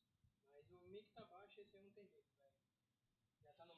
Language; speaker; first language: Portuguese; native; Portuguese